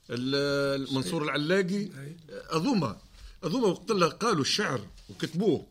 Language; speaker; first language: Arabic; native; Arabic